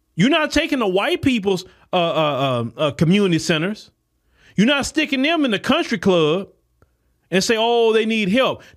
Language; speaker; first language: English; native; English